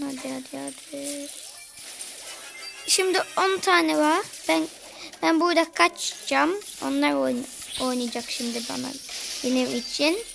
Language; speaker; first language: Turkish; early bilingual, heritage; Turkish